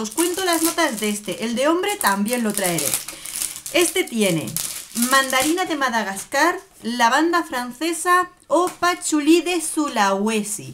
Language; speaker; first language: Spanish; native; Spanish